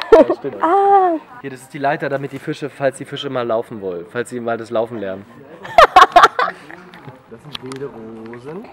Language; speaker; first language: German; native; German